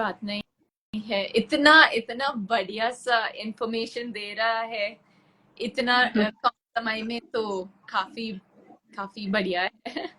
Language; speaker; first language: Hindi; non-native, local second language; Tulu